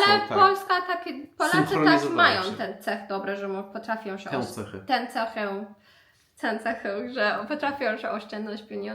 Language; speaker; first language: Polish; non-native, learner; Persian